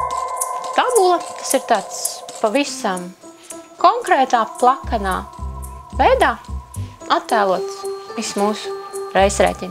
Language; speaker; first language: Latvian; native; Latvian